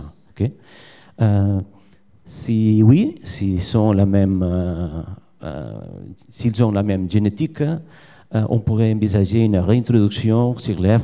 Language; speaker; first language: French; non-native, learner; Catalan